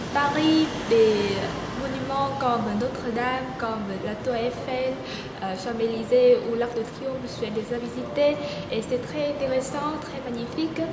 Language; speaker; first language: French; non-native, learner; Vietnamese